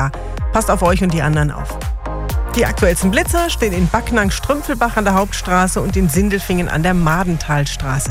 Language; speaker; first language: German; native; German